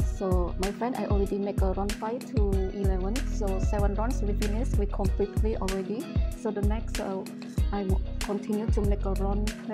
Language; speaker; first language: English; non-native, learner; Indonesian